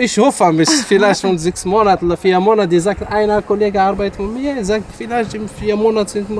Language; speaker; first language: German; non-native, learner; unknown